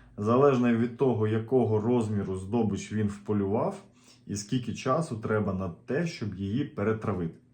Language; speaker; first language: Ukrainian; native; Ukrainian